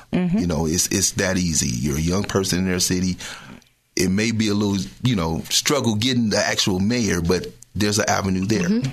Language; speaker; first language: English; native; English